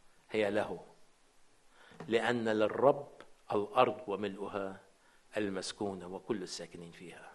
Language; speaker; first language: Arabic; native; Arabic